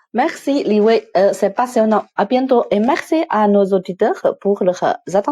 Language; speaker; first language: French; non-native, fluent; Chinese